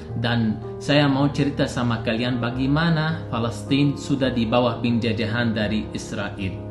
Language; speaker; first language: Indonesian; non-native, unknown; Arabic